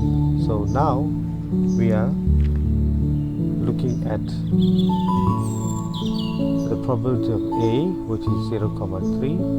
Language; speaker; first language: English; native; English